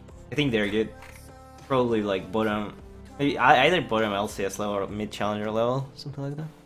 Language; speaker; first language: English; non-native, fluent; Russian